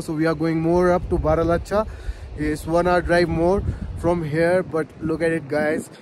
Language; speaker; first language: English; non-native, local second language; Hindi